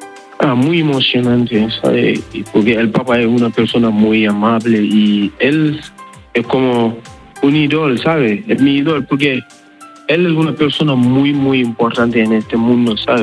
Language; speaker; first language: Spanish; non-native, learner; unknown